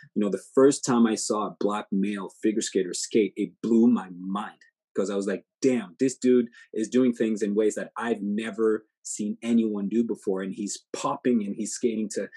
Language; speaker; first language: English; native; English